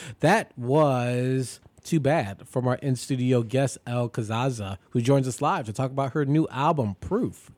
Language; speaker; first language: English; native; English